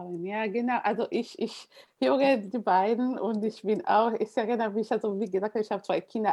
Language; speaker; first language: German; non-native, learner; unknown